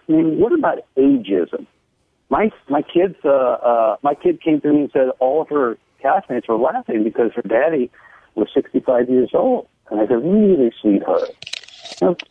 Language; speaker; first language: English; native; English